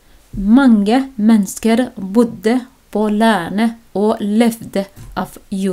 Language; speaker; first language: Norwegian; non-native, learner; Somali